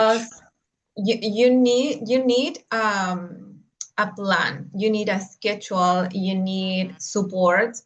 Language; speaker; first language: English; non-native, learner; Spanish